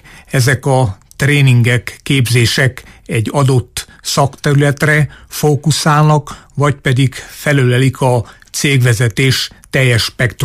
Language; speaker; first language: Hungarian; native; Hungarian